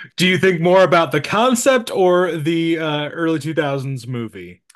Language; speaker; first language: English; native; English